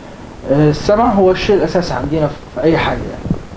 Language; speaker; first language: Arabic; native; Arabic